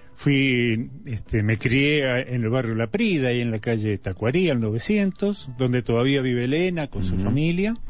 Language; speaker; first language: Spanish; native; Spanish